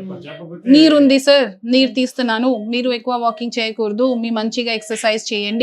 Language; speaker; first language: Telugu; non-native, fluent; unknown